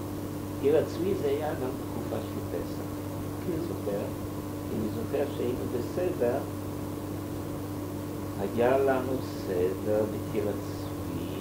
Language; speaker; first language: Hebrew; non-native, fluent; German